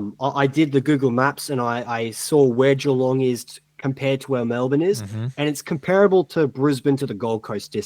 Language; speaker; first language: English; native; English